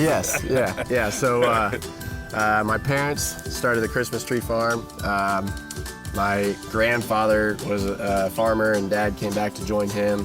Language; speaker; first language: English; native; English